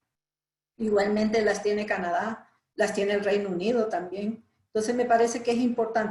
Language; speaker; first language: Spanish; native; Spanish